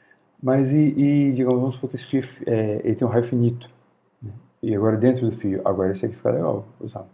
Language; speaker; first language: Portuguese; native; Portuguese